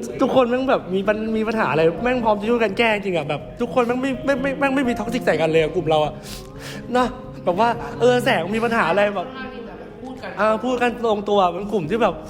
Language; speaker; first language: Thai; native; Thai